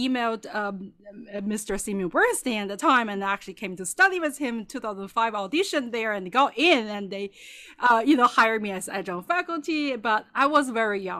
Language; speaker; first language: English; non-native, fluent; Chinese